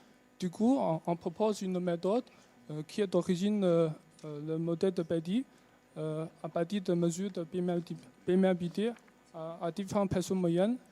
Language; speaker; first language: French; non-native, learner; Chinese